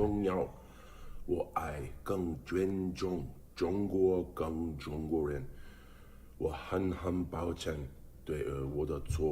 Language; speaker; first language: Chinese; non-native, learner; English